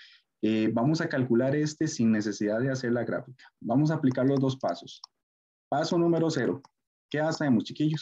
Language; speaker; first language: Spanish; native; Spanish